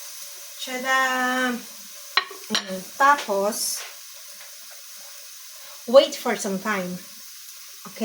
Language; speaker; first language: English; non-native, local second language; Filipino